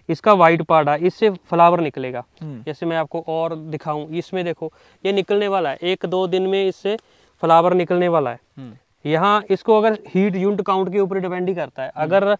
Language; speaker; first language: Hindi; non-native, local second language; Punjabi